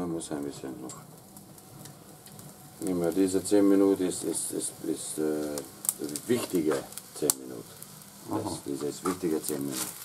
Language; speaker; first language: German; non-native, learner; Hungarian